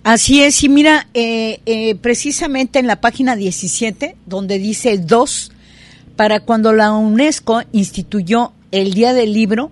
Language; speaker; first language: Spanish; native; Spanish